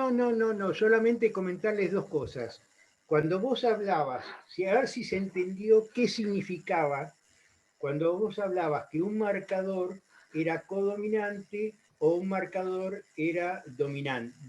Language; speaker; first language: Spanish; native; Spanish